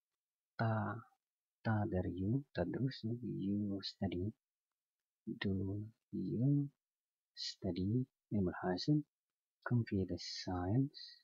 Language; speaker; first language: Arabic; non-native, learner; Indonesian